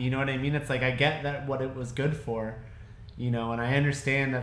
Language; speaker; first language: English; native; English